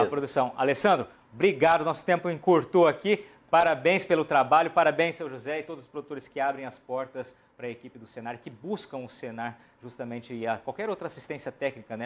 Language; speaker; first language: Portuguese; native; Portuguese